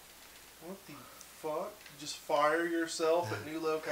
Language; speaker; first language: English; native; English